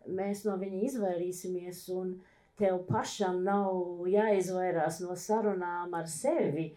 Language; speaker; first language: Latvian; early bilingual, heritage; Latvian